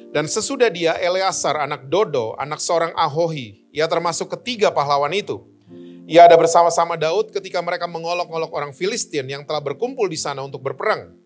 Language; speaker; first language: Indonesian; native; Indonesian